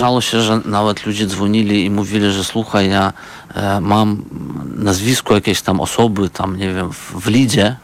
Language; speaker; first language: Polish; non-native, fluent; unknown